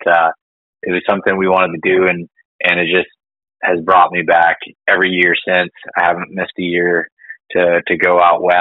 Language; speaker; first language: English; native; English